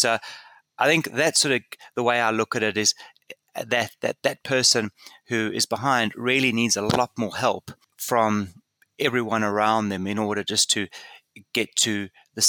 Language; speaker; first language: English; native; English